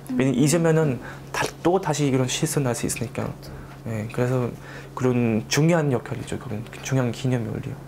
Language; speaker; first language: Korean; early bilingual, heritage; German